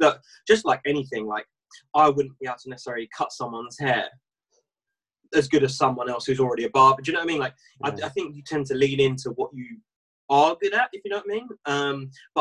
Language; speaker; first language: English; native; English